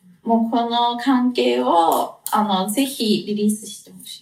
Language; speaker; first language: Japanese; non-native, fluent; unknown